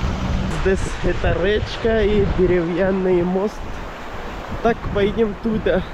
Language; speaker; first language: Russian; non-native, learner; Urdu